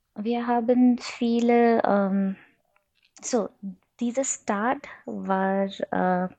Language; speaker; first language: German; non-native, fluent; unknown